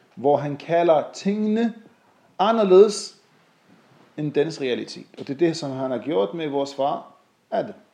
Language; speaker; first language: Danish; non-native, fluent; Arabic